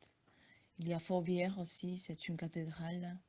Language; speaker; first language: French; non-native, fluent; Spanish